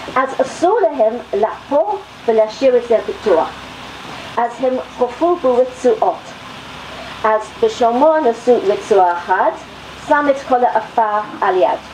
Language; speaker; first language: Hebrew; non-native, fluent; English